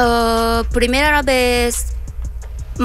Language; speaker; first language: Spanish; non-native, learner; Korean